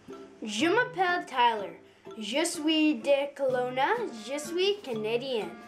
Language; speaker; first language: French; non-native, learner; English